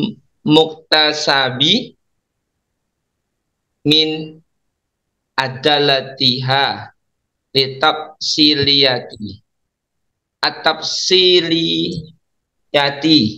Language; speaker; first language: Arabic; non-native, learner; Indonesian